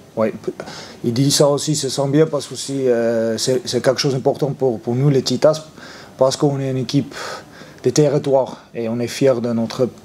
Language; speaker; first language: French; non-native, fluent; Afrikaans